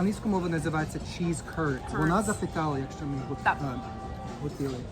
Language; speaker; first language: Ukrainian; non-native, learner; English